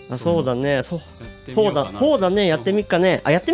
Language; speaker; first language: Japanese; native; Japanese